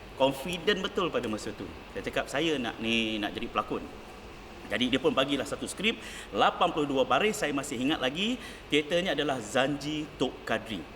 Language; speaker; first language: Malay; native; Malay